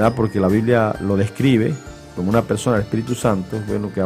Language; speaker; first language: Spanish; native; Spanish